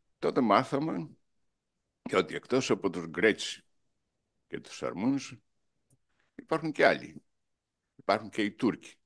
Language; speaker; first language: Greek; non-native, local second language; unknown